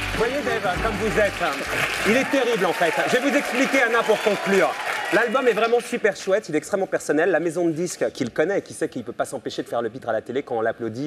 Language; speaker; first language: French; native; French